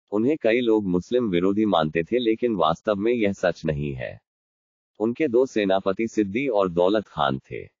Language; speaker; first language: Hindi; non-native, local second language; Marathi